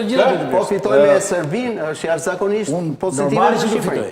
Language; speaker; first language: Albanian; native; Albanian